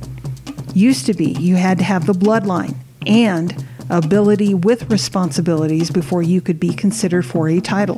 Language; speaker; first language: English; early bilingual, other home language; Samoan